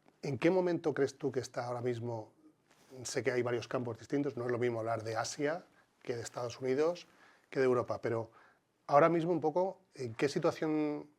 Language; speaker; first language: Spanish; native; Spanish